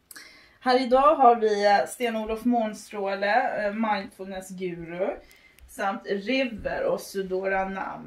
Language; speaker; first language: Swedish; native; Swedish